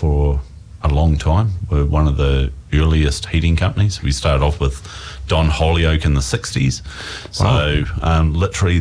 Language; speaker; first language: English; native; English